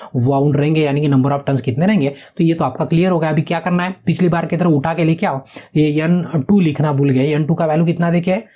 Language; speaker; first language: Hindi; non-native, local second language; Marathi